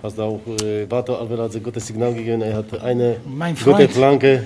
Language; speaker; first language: German; non-native, learner; Polish